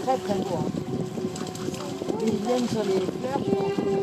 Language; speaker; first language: French; native; French